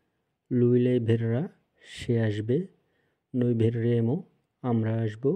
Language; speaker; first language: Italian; non-native, fluent; Bangla